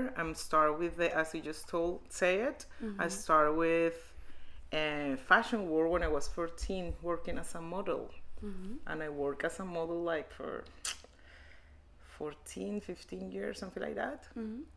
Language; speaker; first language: English; non-native, learner; Spanish